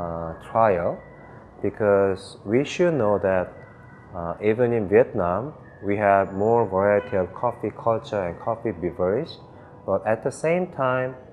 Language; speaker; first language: English; non-native, fluent; Korean